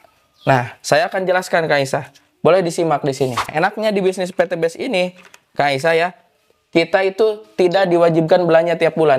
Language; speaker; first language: Indonesian; native; Indonesian